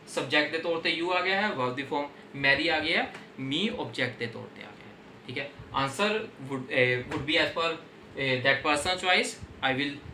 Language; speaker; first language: Hindi; non-native, local second language; Punjabi